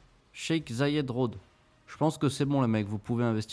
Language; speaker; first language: French; native; French